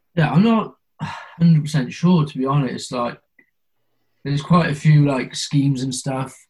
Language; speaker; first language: English; native; English